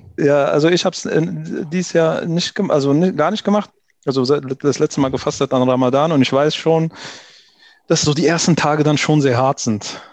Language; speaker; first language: German; early bilingual, other home language; Arabic